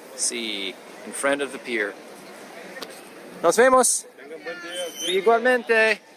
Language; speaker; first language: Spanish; non-native, learner; English